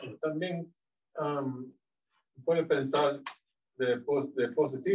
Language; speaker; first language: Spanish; non-native, learner; English